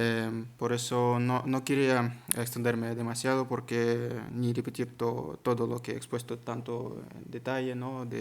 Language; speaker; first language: Spanish; non-native, learner; Kazakh